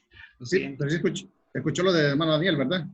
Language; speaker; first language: Spanish; native; Spanish